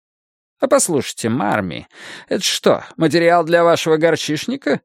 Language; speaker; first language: Russian; native; Russian